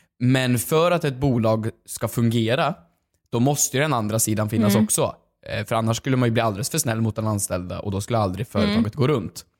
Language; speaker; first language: Swedish; native; Swedish